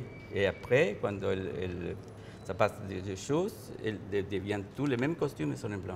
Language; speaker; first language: French; non-native, fluent; Spanish